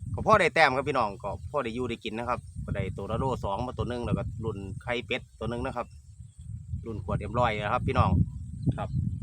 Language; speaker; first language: Thai; native; Thai